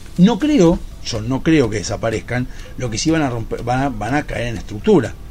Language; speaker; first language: Spanish; native; Spanish